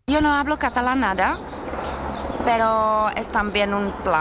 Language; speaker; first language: Spanish; non-native, fluent; Czech